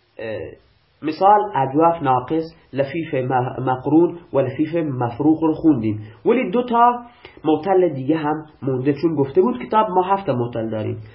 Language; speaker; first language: Persian; non-native, local second language; Baluchi